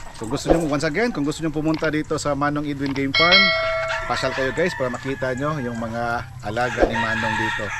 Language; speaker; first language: Filipino; non-native, local second language; Cebuano